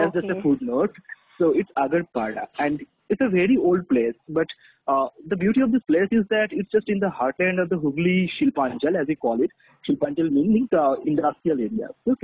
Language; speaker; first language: English; non-native, local second language; Bangla